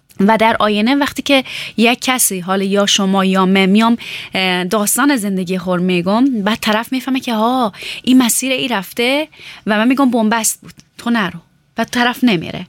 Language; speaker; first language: Persian; native; Persian